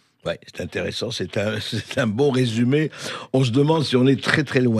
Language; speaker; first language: French; native; French